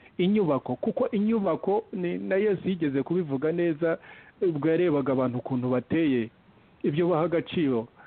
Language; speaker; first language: Kinyarwanda; early bilingual, heritage; Kinyarwanda